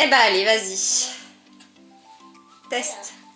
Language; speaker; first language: French; native; French